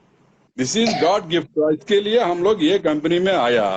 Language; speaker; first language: Hindi; non-native, local second language; Telugu